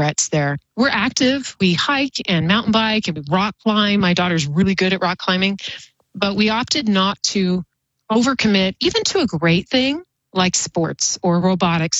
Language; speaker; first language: English; native; English